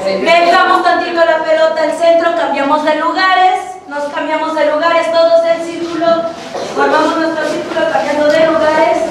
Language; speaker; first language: Spanish; native; Spanish